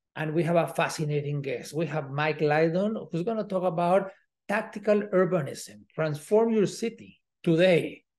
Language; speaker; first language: English; non-native, fluent; Spanish